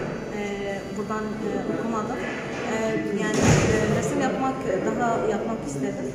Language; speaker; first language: Turkish; non-native, learner; Arabic